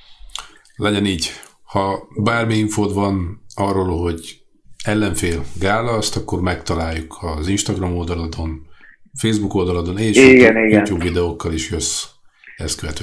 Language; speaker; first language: Hungarian; native; Hungarian